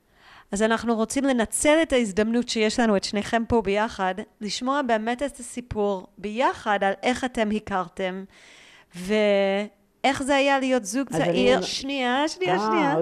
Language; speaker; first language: Hebrew; native; Hebrew